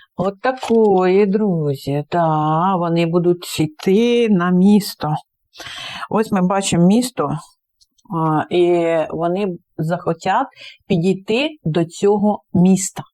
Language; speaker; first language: Ukrainian; native; Ukrainian